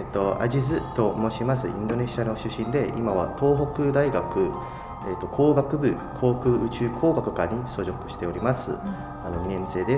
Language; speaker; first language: Japanese; non-native, fluent; Indonesian